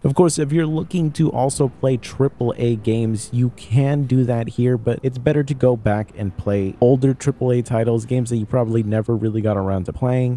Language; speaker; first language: English; native; English